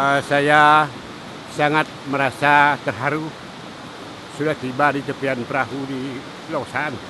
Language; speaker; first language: Indonesian; non-native, local second language; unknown